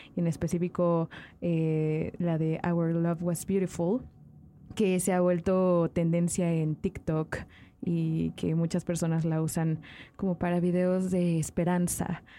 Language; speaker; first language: Spanish; native; Spanish